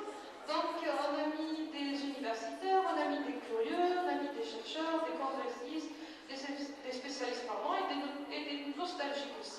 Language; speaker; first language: French; non-native, local second language; Arabic